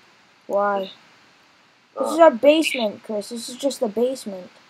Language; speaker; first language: English; native; English